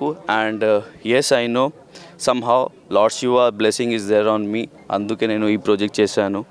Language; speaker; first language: Telugu; non-native, learner; Hindi